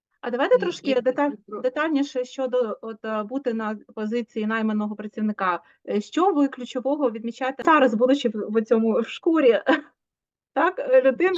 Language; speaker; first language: Ukrainian; native; Ukrainian